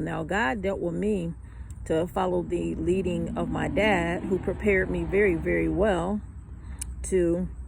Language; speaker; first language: English; native; English